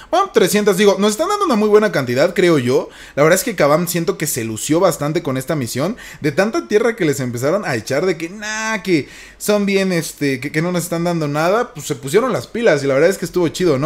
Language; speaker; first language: Spanish; native; Spanish